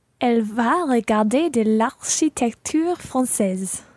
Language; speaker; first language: French; non-native, learner; English